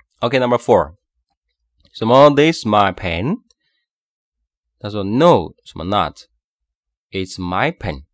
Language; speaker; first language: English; non-native, fluent; Chinese